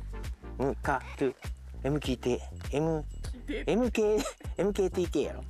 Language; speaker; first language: Japanese; native; Japanese